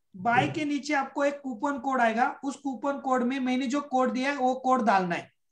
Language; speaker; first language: Hindi; non-native, local second language; Marathi